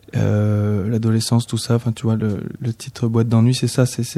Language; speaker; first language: French; native; French